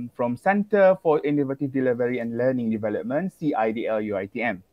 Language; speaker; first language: English; non-native, local second language; Malay